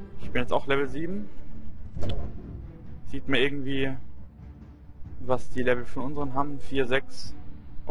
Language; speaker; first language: German; native; German